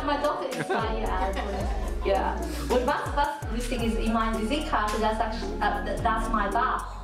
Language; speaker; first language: German; non-native, learner; Cantonese